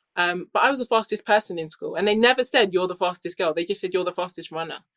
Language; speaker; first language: English; native; English